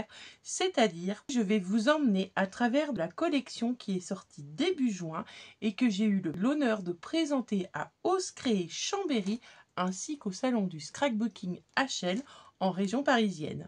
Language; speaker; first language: French; native; French